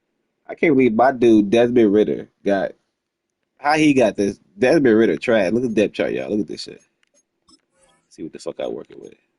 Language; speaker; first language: English; native; English